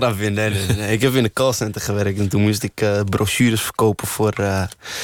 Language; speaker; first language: Dutch; early bilingual, other home language; Arabic